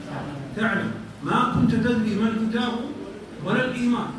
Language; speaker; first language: Arabic; native; Arabic